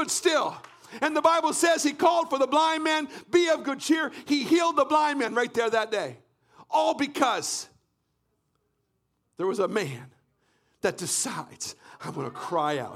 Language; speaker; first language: English; native; English